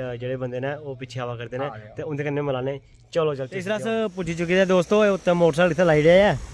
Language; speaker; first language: Punjabi; non-native, local second language; Dogri